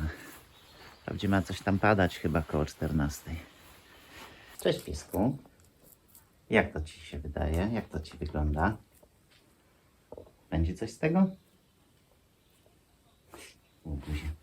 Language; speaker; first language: Polish; native; Polish